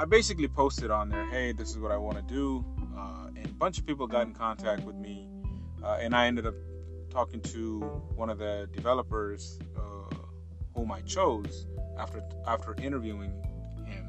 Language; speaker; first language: English; non-native, local second language; Urdu